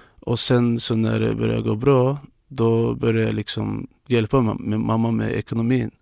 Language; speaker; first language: Swedish; non-native, fluent; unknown